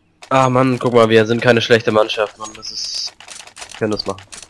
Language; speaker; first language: German; native; German